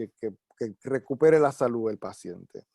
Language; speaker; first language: Spanish; native; Spanish